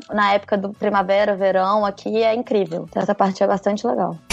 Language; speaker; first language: Portuguese; native; Portuguese